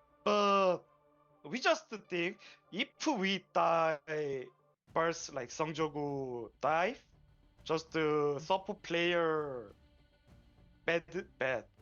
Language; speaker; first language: English; non-native, learner; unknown